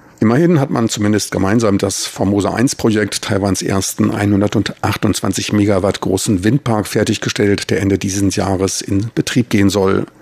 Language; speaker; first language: German; native; German